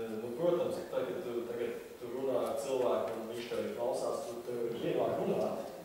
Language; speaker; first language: Latvian; early bilingual, heritage; Latvian